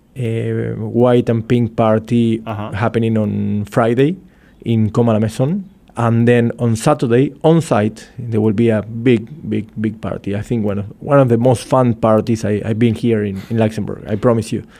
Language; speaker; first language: English; non-native, fluent; Spanish